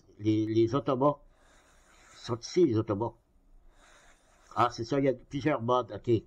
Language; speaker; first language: French; native; French